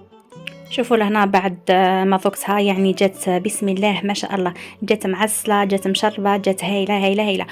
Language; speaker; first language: Arabic; native; Arabic